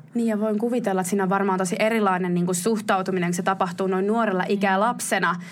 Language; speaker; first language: Finnish; native; Finnish